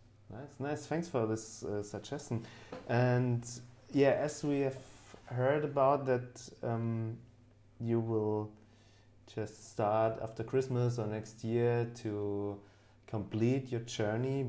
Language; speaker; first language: English; non-native, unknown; German